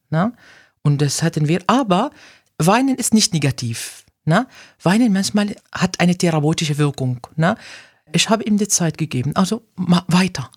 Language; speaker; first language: German; non-native, fluent; Arabic